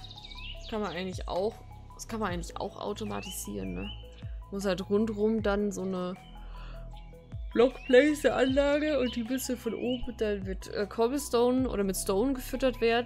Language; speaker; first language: German; native; German